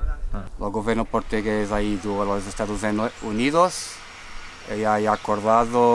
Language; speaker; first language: Spanish; non-native, fluent; Portuguese